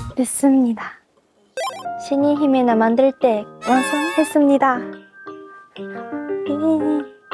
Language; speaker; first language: Korean; non-native, learner; Japanese